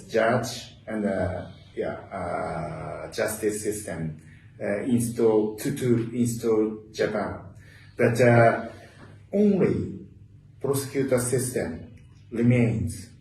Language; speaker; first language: English; non-native, learner; Japanese